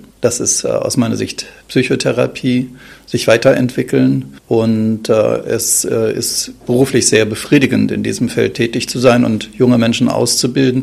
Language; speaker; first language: German; native; German